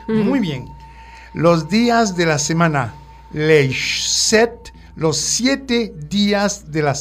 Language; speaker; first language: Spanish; non-native, fluent; French